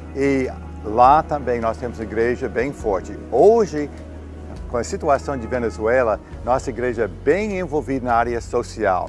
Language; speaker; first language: Portuguese; non-native, fluent; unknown